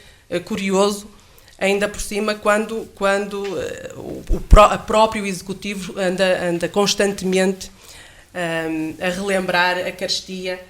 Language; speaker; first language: Portuguese; native; Portuguese